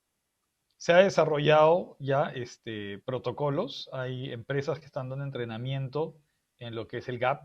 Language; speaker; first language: Spanish; native; Spanish